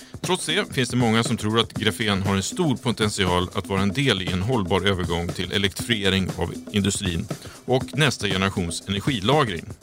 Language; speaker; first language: Swedish; native; Swedish